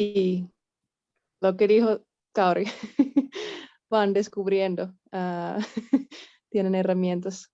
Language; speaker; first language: Spanish; non-native, fluent; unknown